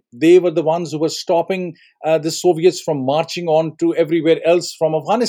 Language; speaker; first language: English; non-native, local second language; Urdu